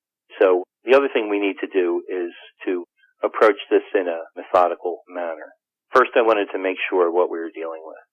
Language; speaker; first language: English; native; English